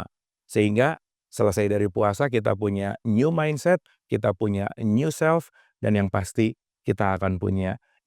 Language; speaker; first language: Indonesian; native; Indonesian